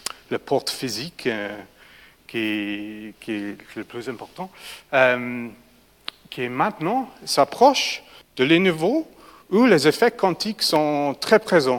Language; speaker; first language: French; non-native, fluent; English